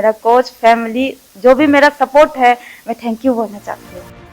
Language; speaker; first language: Hindi; non-native, local second language; Manipuri